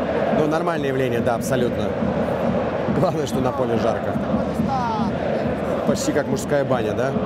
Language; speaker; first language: Russian; native; Russian